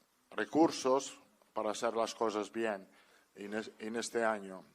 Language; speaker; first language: Spanish; non-native, fluent; Italian